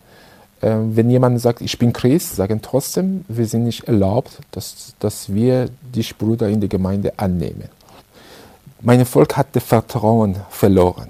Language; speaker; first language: German; non-native, fluent; Persian